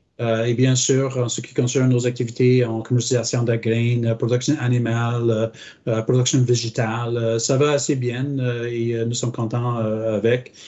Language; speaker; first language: French; non-native, local second language; English